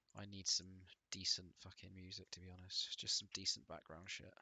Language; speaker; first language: English; native; English